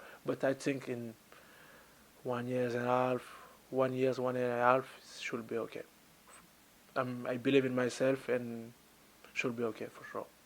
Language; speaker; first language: English; non-native, learner; French